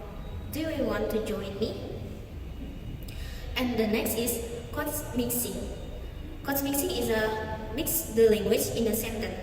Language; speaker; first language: English; non-native, learner; Minangkabau